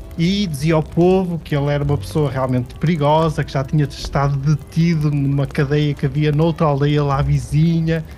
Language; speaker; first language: Portuguese; early bilingual, heritage; Portuguese